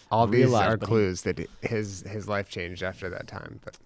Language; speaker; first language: English; native; English